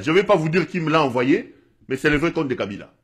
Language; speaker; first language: French; non-native, local second language; Lingala